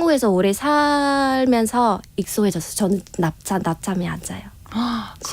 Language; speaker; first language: Korean; non-native, fluent; Vietnamese